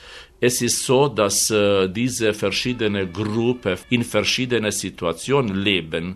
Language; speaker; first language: German; non-native, fluent; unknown